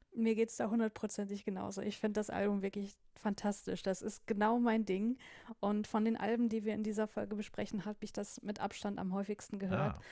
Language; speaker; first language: German; native; German